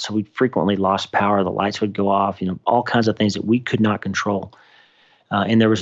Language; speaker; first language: English; native; English